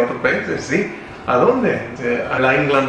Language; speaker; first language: Spanish; non-native, learner; English